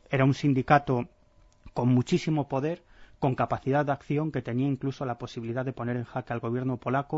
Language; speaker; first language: Spanish; native; Spanish